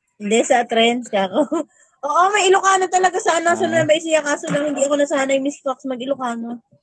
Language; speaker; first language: Filipino; native; Filipino